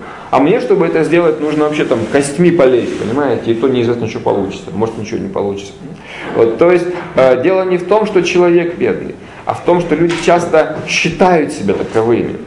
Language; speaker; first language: Russian; native; Russian